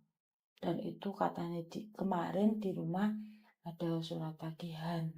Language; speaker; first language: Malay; non-native, local second language; Javanese